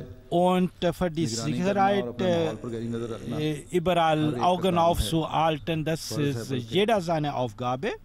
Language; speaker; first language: German; non-native, fluent; Urdu